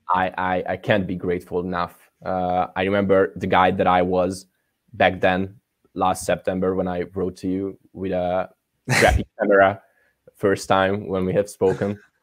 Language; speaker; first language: English; non-native, fluent; Hungarian